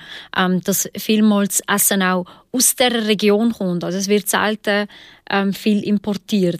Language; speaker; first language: German; early bilingual, other home language; Albanian